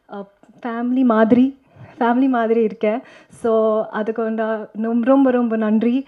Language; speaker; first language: Tamil; non-native, local second language; Malayalam